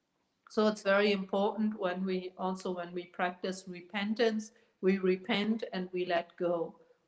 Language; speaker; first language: English; non-native, fluent; German